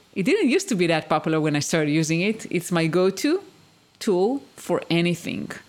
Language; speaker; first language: English; non-native, fluent; Hebrew